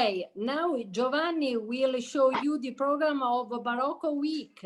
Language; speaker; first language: English; non-native, learner; Italian